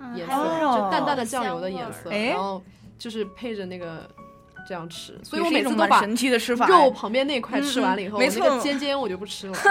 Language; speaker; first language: Chinese; native; Chinese